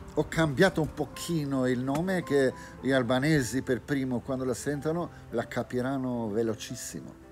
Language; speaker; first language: Italian; non-native, fluent; Albanian